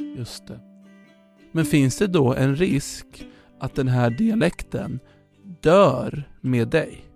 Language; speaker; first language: Swedish; native; Swedish